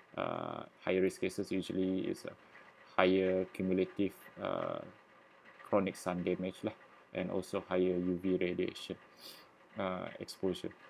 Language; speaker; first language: English; non-native, local second language; Malay